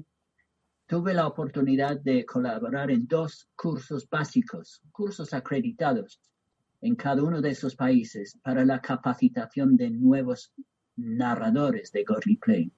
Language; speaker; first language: Spanish; non-native, fluent; English